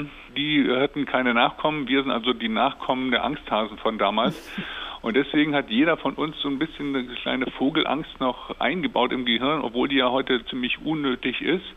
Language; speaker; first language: German; native; German